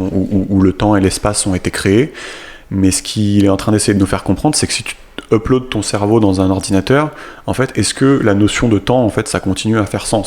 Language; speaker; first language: French; native; French